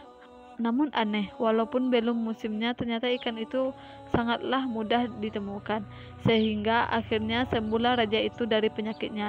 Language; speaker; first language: Indonesian; native; Indonesian